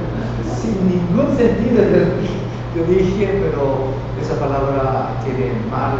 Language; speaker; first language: Spanish; non-native, fluent; Korean